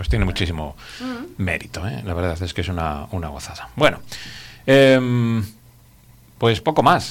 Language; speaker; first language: Spanish; native; Spanish